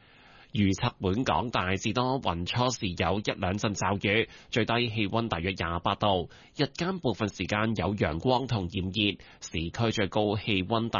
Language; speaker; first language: Cantonese; native; Cantonese